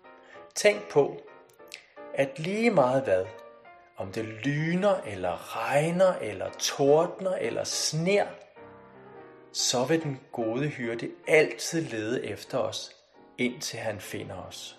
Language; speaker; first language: Danish; native; Danish